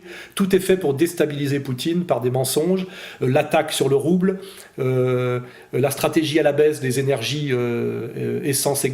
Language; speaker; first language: French; native; French